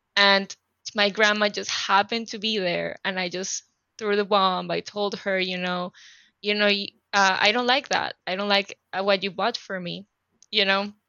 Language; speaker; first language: English; non-native, fluent; Spanish